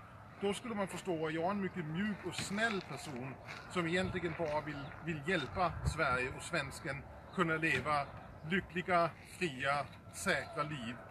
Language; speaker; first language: Swedish; early bilingual, heritage; Danish